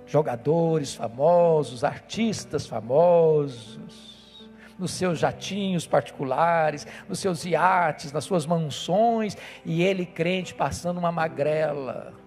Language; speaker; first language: Portuguese; native; Portuguese